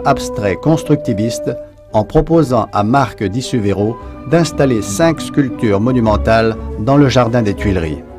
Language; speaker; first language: French; native; French